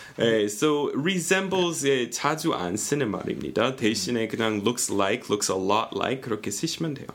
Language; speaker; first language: Korean; non-native, fluent; English